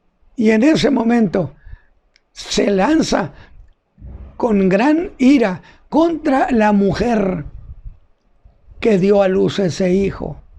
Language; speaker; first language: Spanish; native; Spanish